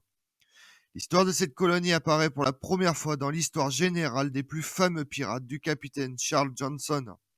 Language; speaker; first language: French; native; French